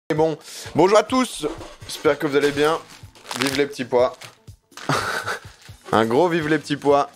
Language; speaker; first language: French; native; French